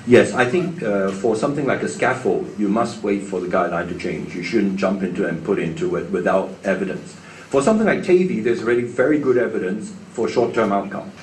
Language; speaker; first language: English; non-native, local second language; Cantonese